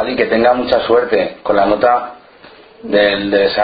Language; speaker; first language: Spanish; native; Spanish